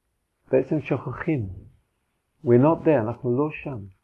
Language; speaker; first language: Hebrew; non-native, fluent; English